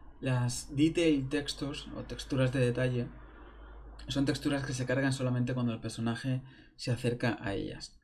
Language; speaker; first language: Spanish; native; Spanish